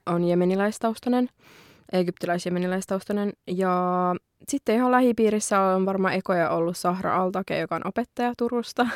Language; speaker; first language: Finnish; early bilingual, other home language; Arabic